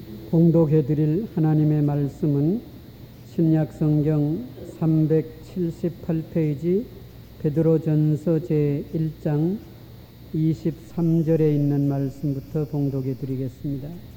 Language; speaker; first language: Korean; native; Korean